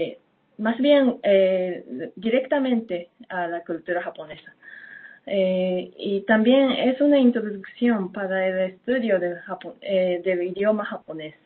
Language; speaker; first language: Spanish; non-native, fluent; Japanese